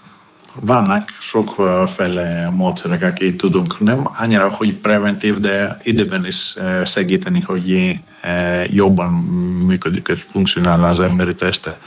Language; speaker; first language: Hungarian; non-native, fluent; Greek